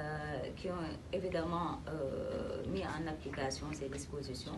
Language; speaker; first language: French; non-native, local second language; Wolof